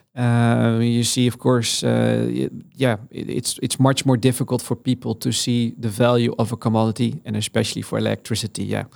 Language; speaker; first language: English; non-native, fluent; Dutch